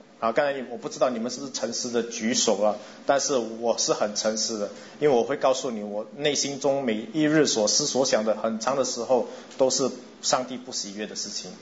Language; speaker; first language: Chinese; non-native, local second language; English